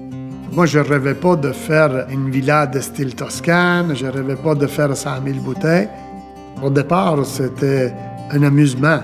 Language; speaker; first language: French; non-native, fluent; Italian